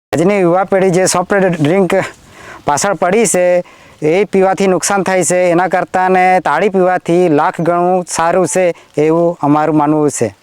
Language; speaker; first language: Gujarati; non-native, local second language; Bhili